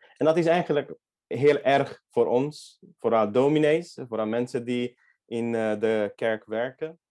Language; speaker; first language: Dutch; non-native, fluent; Hungarian